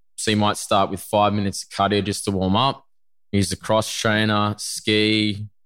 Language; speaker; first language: English; native; English